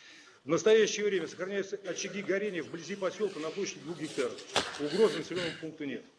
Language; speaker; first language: Russian; native; Russian